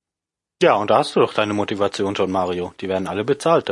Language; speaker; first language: German; native; German